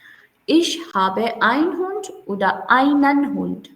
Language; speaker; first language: German; non-native, fluent; Urdu